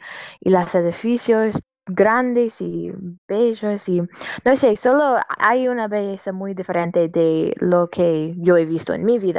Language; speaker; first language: Spanish; non-native, fluent; English